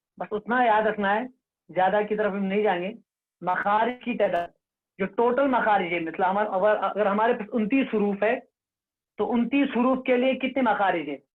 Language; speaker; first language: Urdu; non-native, local second language; Kashmiri